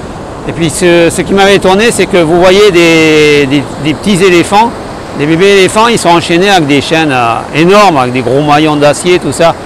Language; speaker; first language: French; native; French